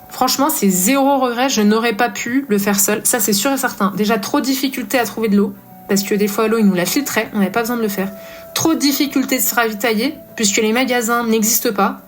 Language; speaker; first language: French; native; French